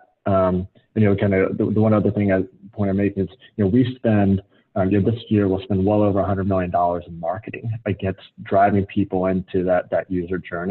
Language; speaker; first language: English; native; English